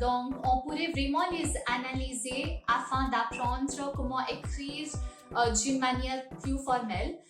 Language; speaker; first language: French; non-native, fluent; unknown